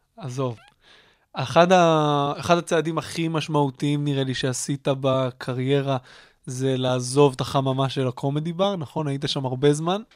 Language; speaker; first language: Hebrew; native; Hebrew